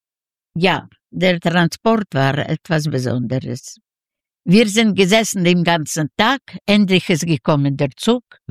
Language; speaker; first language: German; non-native, fluent; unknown